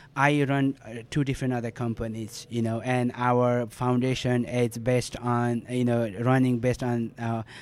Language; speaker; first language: English; non-native, local second language; Nepali